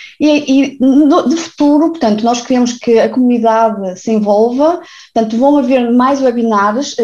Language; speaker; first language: Portuguese; native; Portuguese